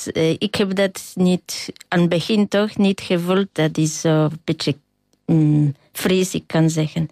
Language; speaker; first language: Dutch; non-native, learner; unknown